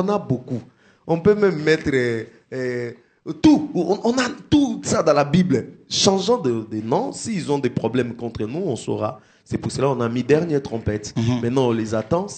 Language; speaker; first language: French; non-native, local second language; Lingala